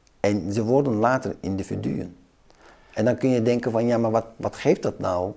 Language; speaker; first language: Dutch; early bilingual, other home language; Kurdish